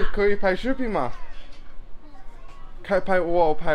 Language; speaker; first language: Chinese; non-native, learner; Chechen